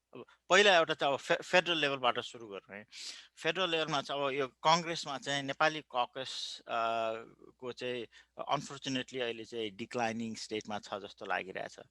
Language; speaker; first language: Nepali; native; Nepali